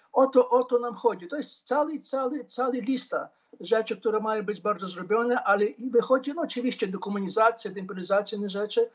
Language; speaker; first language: Polish; non-native, fluent; Ukrainian